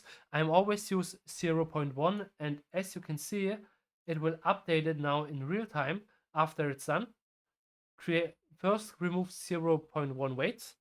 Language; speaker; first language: English; non-native, fluent; German